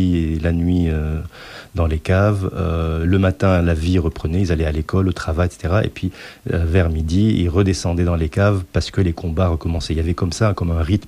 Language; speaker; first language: French; non-native, local second language; Arabic